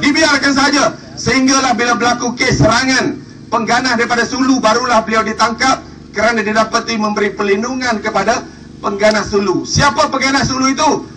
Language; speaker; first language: Malay; native; Malay